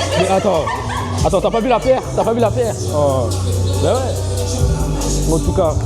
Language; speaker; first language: French; native; French